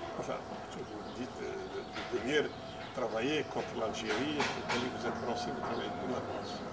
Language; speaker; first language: French; non-native, local second language; Arabic